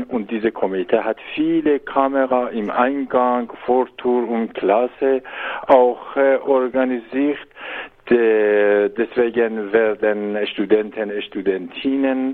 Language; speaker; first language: German; non-native, learner; Persian